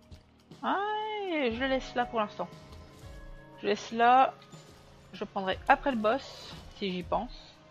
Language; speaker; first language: French; native; French